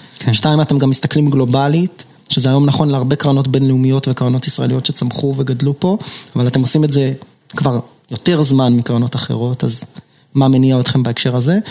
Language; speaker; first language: Hebrew; native; Hebrew